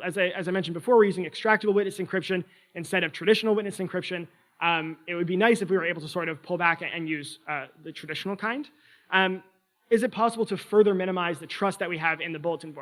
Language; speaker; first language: English; native; English